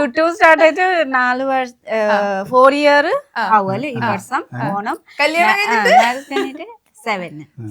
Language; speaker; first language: Malayalam; non-native, fluent; Nepali